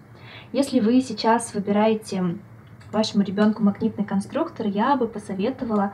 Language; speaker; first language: Russian; native; Russian